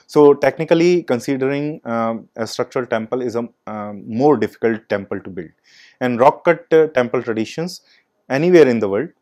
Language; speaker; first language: English; non-native, local second language; Hindi